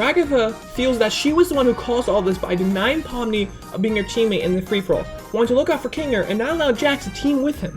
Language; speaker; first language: English; native; English